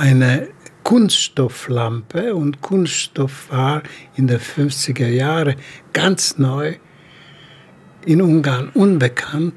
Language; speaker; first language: German; non-native, fluent; Hungarian